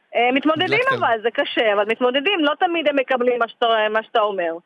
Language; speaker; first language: Hebrew; non-native, fluent; Russian